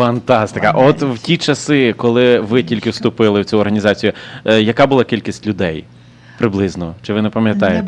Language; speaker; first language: Ukrainian; native; Ukrainian